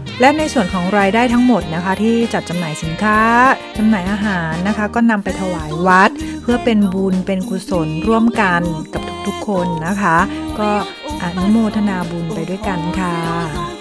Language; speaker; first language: Thai; native; Thai